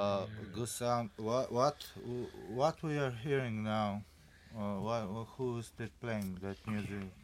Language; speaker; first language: English; non-native, learner; Slovenian